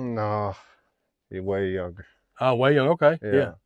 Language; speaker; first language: English; native; English